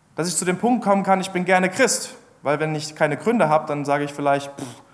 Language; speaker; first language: German; native; German